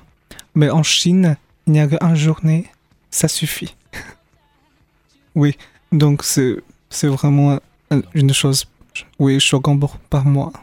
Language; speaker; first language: French; non-native, fluent; Chinese